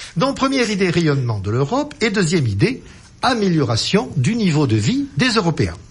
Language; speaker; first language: French; native; French